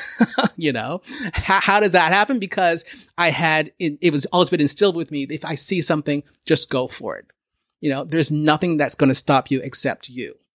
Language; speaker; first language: English; native; English